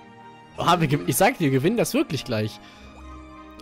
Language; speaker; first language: German; native; German